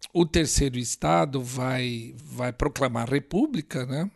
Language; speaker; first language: Portuguese; native; Portuguese